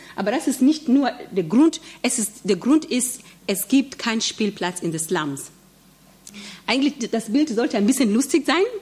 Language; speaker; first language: German; non-native, fluent; Swahili